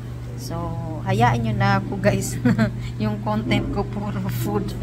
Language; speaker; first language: Filipino; native; Filipino